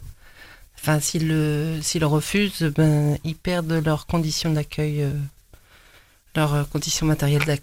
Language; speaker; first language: French; native; French